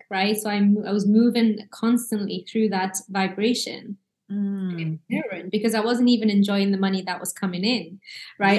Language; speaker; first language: English; early bilingual, other home language; Arabic